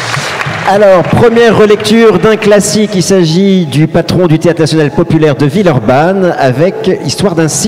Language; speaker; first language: French; native; French